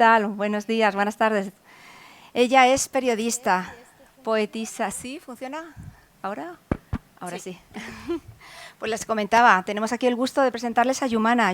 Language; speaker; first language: Spanish; native; Spanish